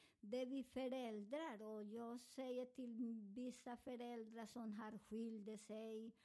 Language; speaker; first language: Swedish; non-native, learner; Spanish